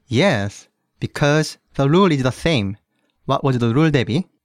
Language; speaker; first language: English; early bilingual, other home language; Korean